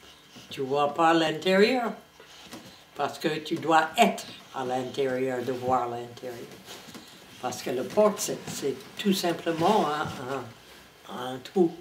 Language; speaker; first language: French; non-native, fluent; English